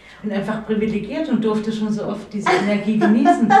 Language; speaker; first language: German; native; German